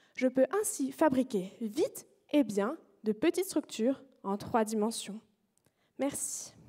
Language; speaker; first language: French; native; French